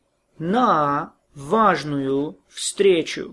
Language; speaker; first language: Russian; non-native, fluent; English